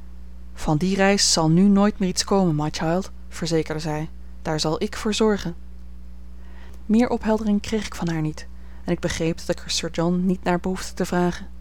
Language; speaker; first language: Dutch; native; Dutch